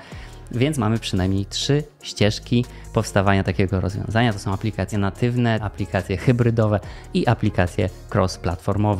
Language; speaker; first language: Polish; native; Polish